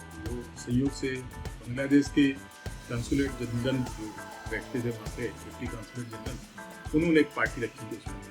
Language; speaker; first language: Hindi; native; Hindi